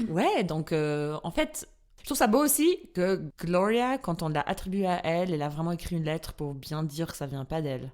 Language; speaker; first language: French; non-native, fluent; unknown